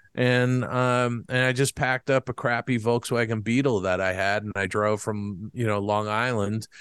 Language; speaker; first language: English; native; English